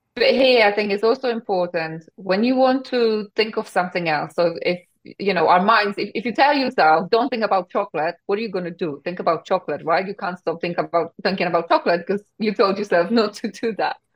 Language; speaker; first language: English; non-native, fluent; Polish